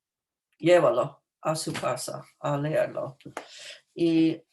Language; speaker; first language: Spanish; non-native, fluent; English